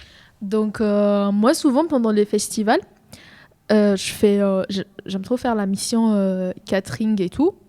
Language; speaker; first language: French; non-native, fluent; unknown